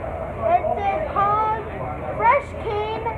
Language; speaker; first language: Spanish; native; Spanish